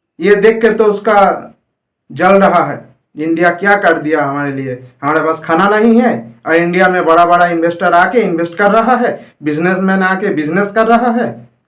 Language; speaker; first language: Hindi; non-native, local second language; Bangla